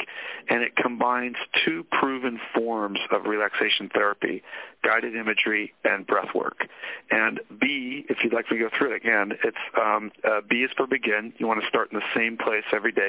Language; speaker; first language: English; native; English